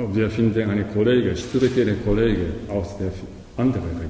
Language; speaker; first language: German; non-native, learner; Japanese